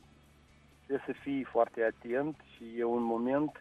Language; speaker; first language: Romanian; non-native, local second language; Russian